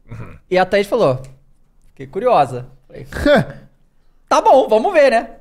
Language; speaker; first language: Portuguese; native; Portuguese